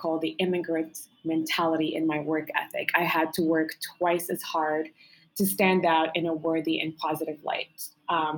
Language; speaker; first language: English; non-native, fluent; Arabic